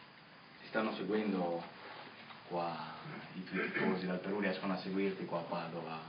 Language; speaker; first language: Italian; native; Italian